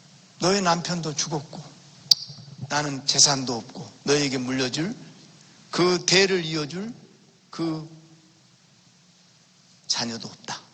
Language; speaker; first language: Korean; native; Korean